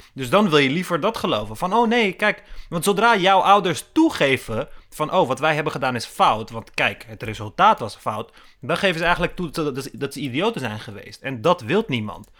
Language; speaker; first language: Dutch; early bilingual, other home language; Turkish